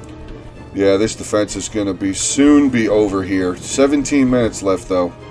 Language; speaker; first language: English; native; English